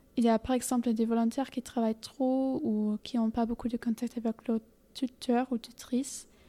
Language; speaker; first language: French; non-native, fluent; German